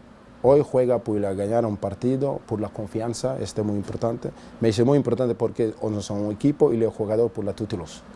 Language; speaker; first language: Spanish; non-native, learner; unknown